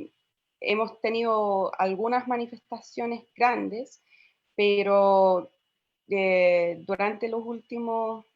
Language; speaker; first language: Spanish; non-native, fluent; English